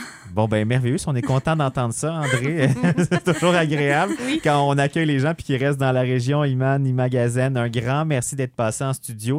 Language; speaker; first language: French; native; French